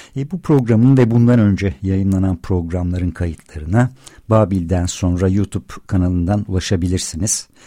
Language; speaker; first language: Turkish; native; Turkish